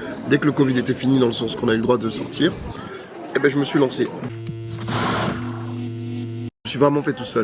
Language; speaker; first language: French; native; French